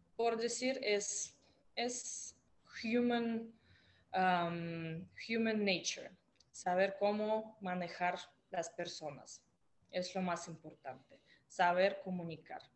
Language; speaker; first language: Spanish; non-native, fluent; Russian